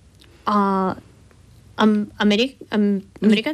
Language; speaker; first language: Japanese; non-native, learner; English